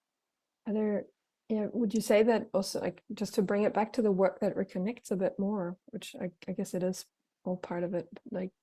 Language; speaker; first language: English; non-native, fluent; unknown